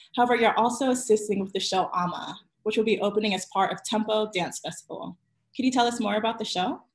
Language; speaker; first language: English; native; English